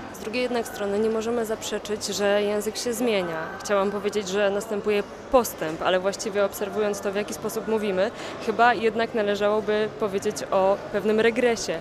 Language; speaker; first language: Polish; native; Polish